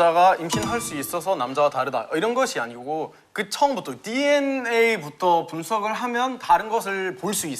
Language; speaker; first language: Korean; non-native, fluent; Arabic